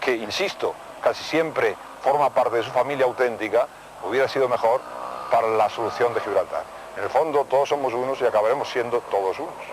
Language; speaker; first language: Spanish; native; Spanish